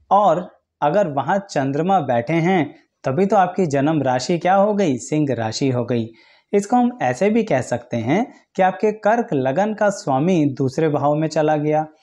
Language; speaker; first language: Hindi; native; Hindi